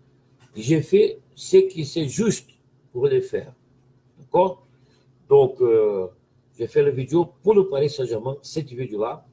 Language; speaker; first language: French; non-native, fluent; Portuguese